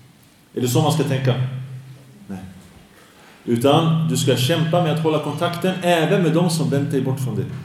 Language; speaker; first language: Swedish; early bilingual, other home language; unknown